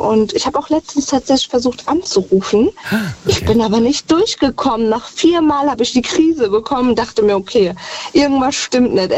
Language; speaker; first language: German; native; German